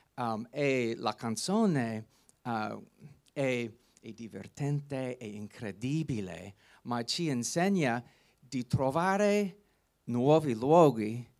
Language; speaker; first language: Italian; non-native, learner; English